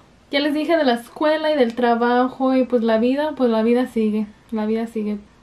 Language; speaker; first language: Spanish; early bilingual, heritage; Spanish